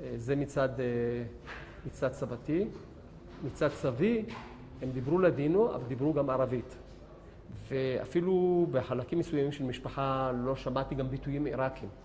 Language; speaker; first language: Hebrew; native; Hebrew